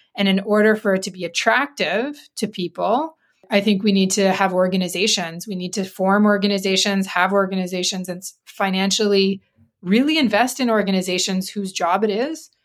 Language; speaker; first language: English; native; English